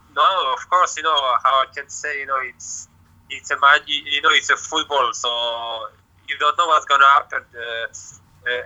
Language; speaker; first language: English; non-native, learner; French